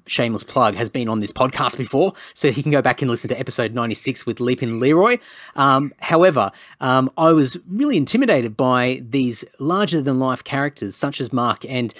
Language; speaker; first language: English; native; English